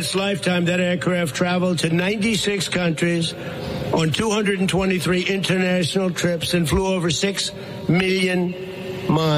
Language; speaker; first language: English; native; English